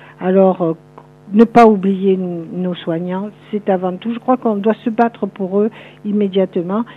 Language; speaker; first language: French; native; French